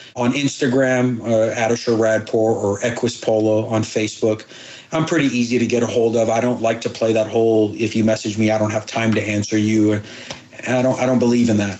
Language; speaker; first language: English; early bilingual, other home language; Persian